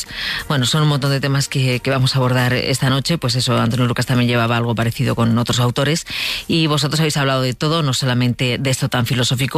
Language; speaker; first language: Spanish; native; Spanish